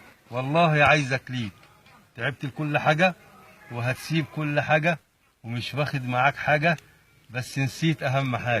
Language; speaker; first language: Arabic; native; Arabic